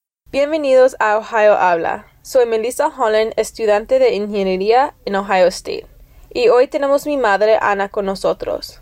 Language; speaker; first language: Spanish; early bilingual, heritage; English